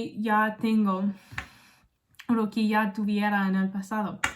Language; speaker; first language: Spanish; non-native, learner; English